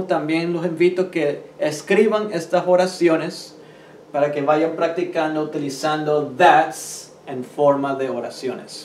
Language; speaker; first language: Spanish; early bilingual, heritage; Spanish